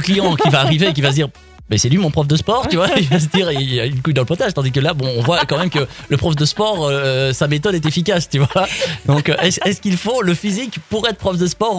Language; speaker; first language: French; native; French